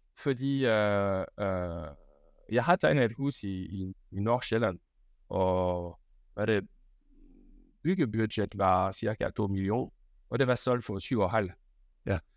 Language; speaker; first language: Danish; non-native, fluent; French